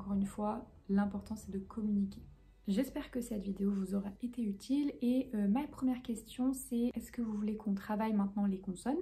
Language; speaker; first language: French; native; French